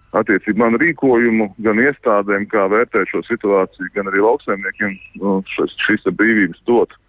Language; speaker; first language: Latvian; native; Latvian